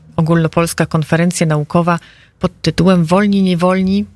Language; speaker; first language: Polish; native; Polish